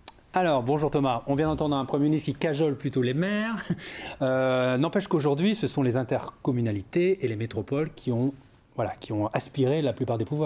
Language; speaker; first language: French; native; French